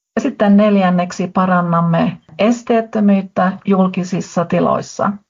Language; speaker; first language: Finnish; native; Finnish